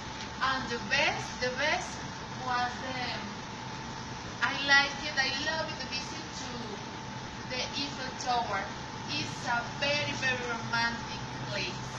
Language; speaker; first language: English; non-native, learner; Spanish